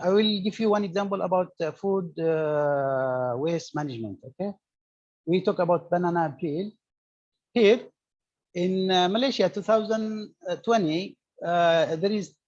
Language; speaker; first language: English; non-native, fluent; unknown